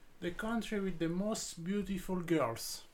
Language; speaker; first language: English; non-native, learner; Italian